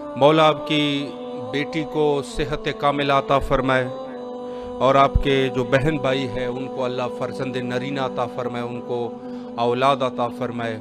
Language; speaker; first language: Urdu; native; Urdu